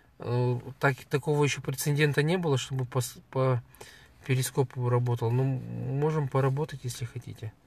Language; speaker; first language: Russian; native; Russian